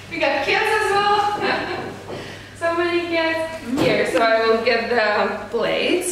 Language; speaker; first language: English; non-native, fluent; Romanian